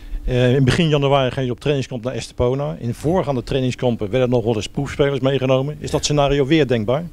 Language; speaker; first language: Dutch; native; Dutch